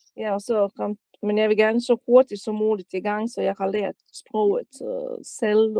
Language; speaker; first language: Danish; non-native, fluent; Bosnian